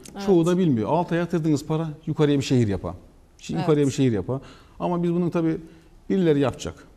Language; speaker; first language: Turkish; native; Turkish